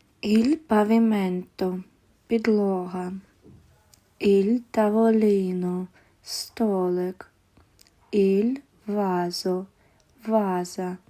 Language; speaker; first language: Italian; non-native, learner; Ukrainian